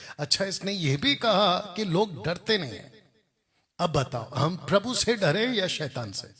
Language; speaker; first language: Hindi; non-native, local second language; Telugu